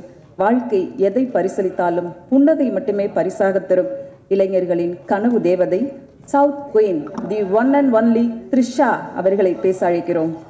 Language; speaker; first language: Tamil; native; Tamil